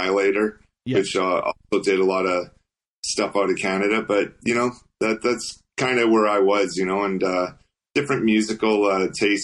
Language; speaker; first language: English; native; English